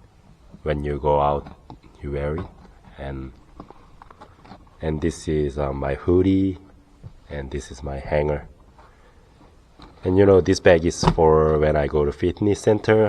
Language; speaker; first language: English; non-native, learner; Korean